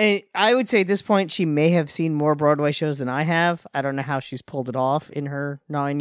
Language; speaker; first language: English; native; English